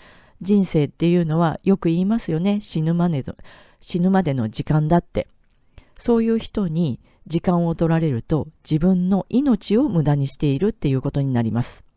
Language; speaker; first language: Japanese; native; Japanese